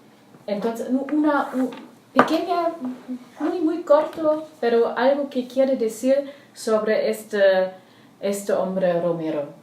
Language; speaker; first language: Spanish; non-native, learner; German